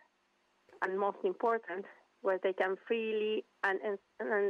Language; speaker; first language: English; non-native, fluent; Spanish